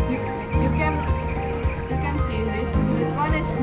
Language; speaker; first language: English; non-native, learner; Indonesian